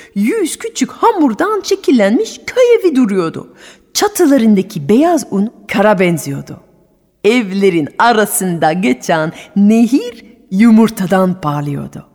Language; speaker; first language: Turkish; non-native, fluent; French